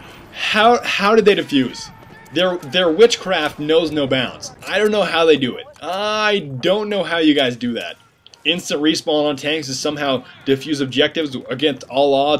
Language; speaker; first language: English; native; English